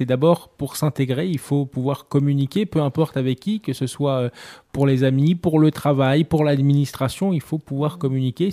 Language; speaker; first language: French; native; French